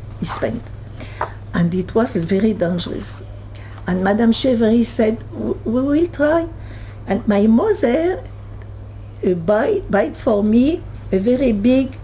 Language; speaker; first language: English; non-native, learner; French